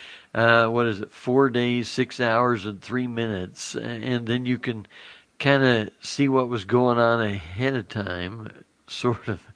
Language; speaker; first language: English; native; English